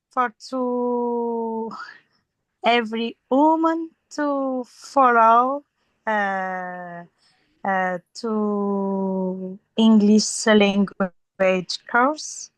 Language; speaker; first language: English; non-native, learner; Malagasy